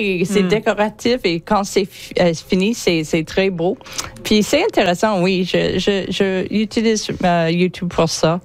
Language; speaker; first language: French; non-native, learner; English